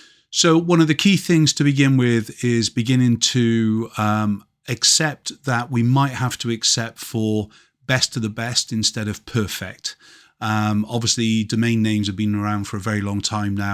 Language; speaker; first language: English; native; English